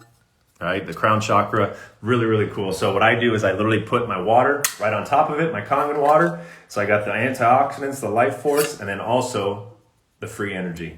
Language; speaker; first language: English; native; English